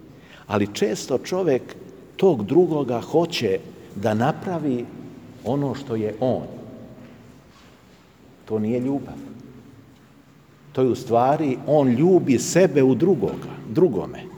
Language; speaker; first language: Serbian; native; Serbian